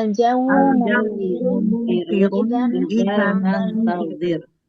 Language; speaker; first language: Arabic; non-native, learner; Indonesian